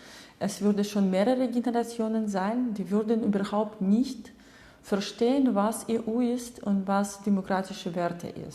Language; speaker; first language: German; non-native, fluent; Russian